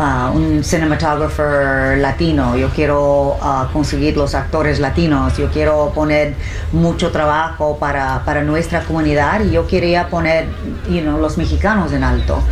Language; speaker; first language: Spanish; non-native, learner; English